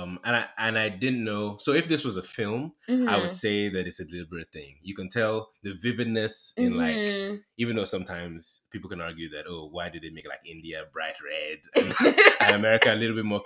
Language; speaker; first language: English; non-native, local second language; Yoruba